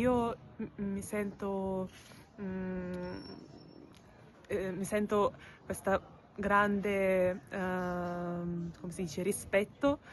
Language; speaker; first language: Italian; non-native, learner; Russian